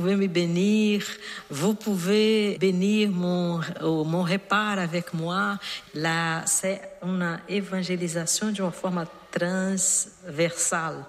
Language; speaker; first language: French; non-native, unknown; Portuguese